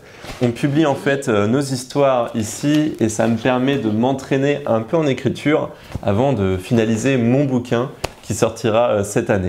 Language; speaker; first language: French; native; French